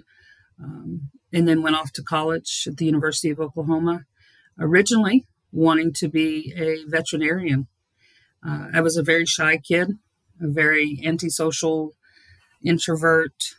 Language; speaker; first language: English; native; English